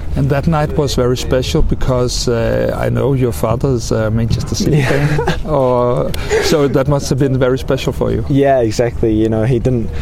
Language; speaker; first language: English; native; English